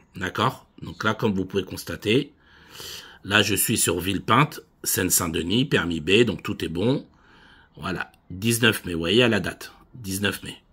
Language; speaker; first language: French; native; French